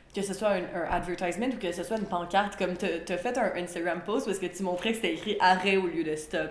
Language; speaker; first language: French; native; French